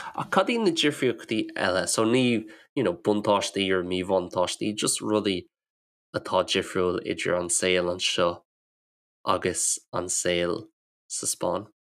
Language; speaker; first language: Irish; non-native, local second language; English